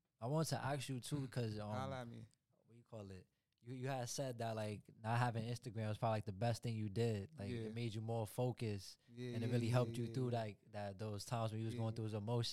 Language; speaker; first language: English; native; English